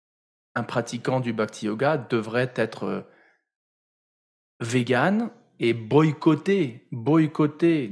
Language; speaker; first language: French; native; French